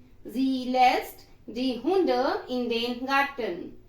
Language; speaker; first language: German; non-native, fluent; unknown